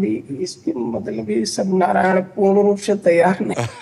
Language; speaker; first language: Hindi; native; Hindi